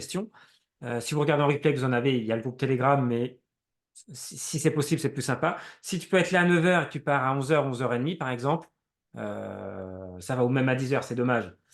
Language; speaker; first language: French; native; French